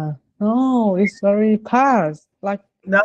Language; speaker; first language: English; non-native, learner; Vietnamese